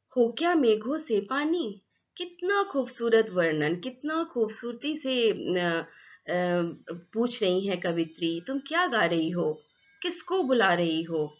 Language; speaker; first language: Hindi; non-native, local second language; Assamese